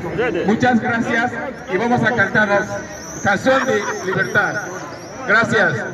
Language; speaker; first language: Spanish; non-native, learner; Igbo